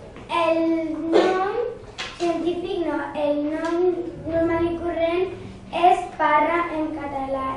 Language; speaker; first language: Catalan; non-native, local second language; Spanish